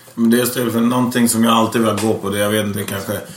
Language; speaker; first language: Swedish; early bilingual, other home language; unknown